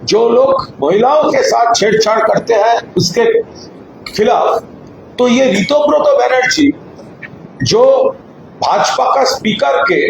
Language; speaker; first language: Hindi; non-native, local second language; Bangla